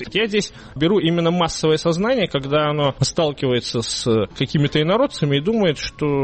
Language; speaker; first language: Russian; native; Russian